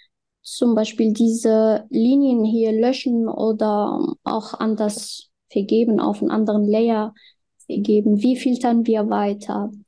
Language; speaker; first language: German; non-native, fluent; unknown